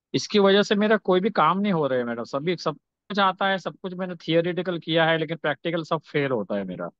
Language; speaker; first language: Hindi; non-native, local second language; Gujarati